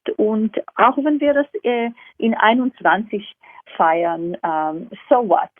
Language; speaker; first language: German; non-native, fluent; Hebrew